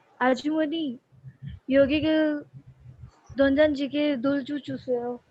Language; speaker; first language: Korean; non-native, learner; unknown